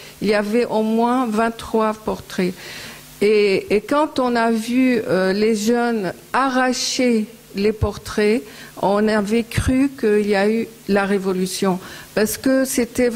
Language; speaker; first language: French; non-native, fluent; Arabic